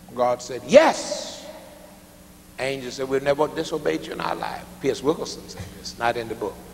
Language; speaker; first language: English; native; English